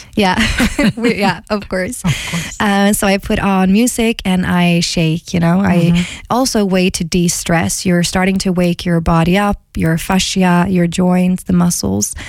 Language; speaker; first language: English; non-native, fluent; Swedish